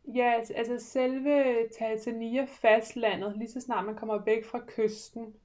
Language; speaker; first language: Danish; early bilingual, other home language; English